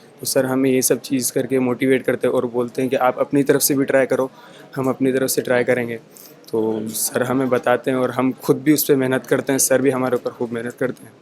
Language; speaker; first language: Hindi; native; Hindi